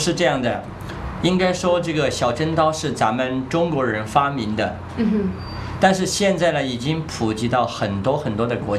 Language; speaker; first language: Chinese; native; Chinese